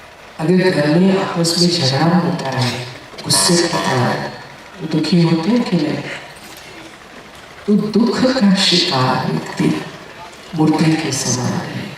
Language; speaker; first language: Hindi; native; Hindi